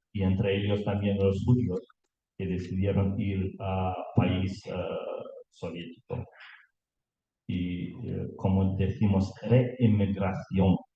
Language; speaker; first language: Spanish; non-native, learner; Lithuanian